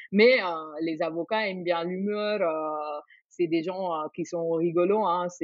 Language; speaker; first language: French; non-native, fluent; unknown